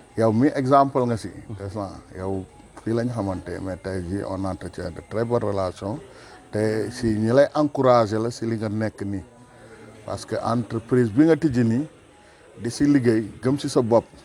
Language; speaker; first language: Wolof; native; Wolof